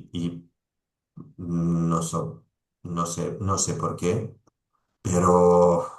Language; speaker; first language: Spanish; non-native, fluent; Italian